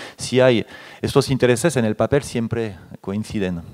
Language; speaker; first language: Spanish; non-native, fluent; French